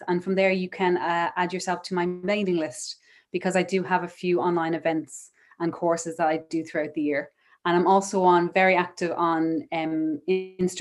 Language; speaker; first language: English; native; English